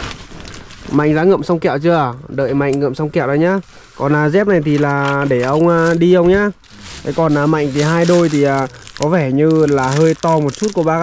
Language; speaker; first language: Vietnamese; native; Vietnamese